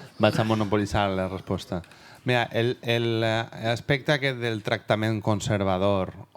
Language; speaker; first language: Catalan; native; Catalan